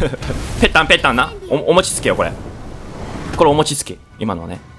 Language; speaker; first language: Japanese; native; Japanese